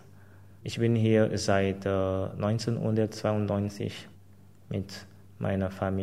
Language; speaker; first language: German; non-native, fluent; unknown